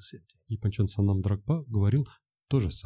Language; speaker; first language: Russian; native; Russian